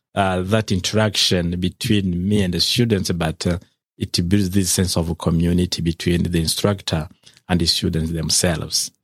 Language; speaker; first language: English; non-native, local second language; Kinyarwanda